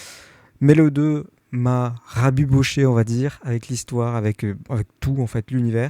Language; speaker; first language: French; native; French